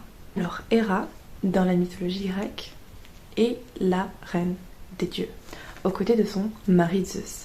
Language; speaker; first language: French; native; French